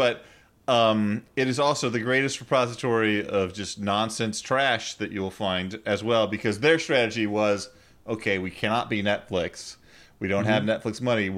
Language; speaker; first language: English; native; English